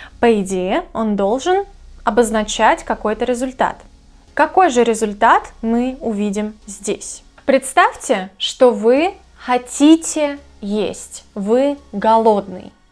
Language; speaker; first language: Russian; native; Russian